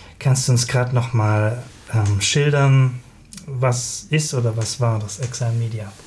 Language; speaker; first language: German; native; German